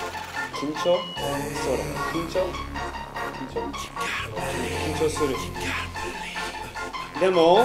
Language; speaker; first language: Japanese; non-native, learner; English